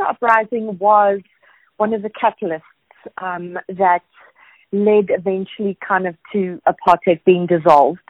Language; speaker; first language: English; native; English